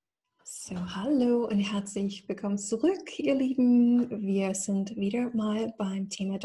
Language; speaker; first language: German; non-native, fluent; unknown